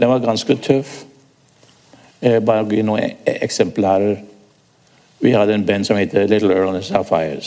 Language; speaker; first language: Norwegian; non-native, fluent; English